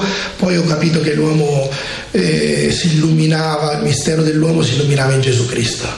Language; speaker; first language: Italian; native; Italian